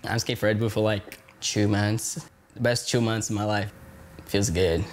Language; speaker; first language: English; non-native, learner; Portuguese